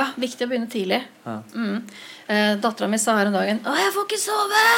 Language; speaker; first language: Norwegian; native; Norwegian